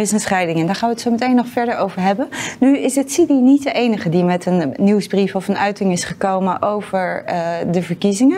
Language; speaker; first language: Dutch; native; Dutch